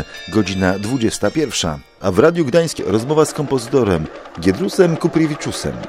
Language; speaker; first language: Polish; native; Polish